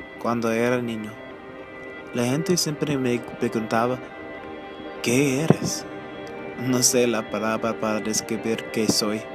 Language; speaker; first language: Spanish; early bilingual, heritage; Spanish